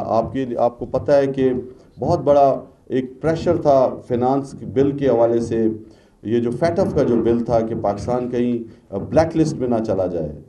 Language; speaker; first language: Urdu; non-native, local second language; Pashto